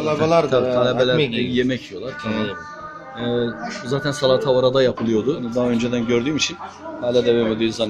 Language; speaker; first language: Turkish; native; Turkish